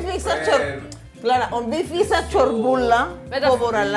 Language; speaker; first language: Swedish; non-native, learner; Spanish